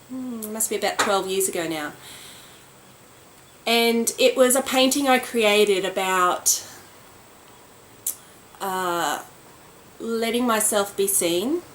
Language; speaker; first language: English; native; English